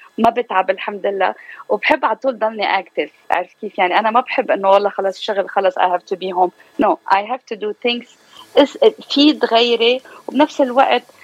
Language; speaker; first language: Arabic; native; Arabic